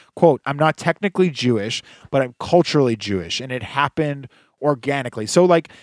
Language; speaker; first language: English; early bilingual, other home language; Hebrew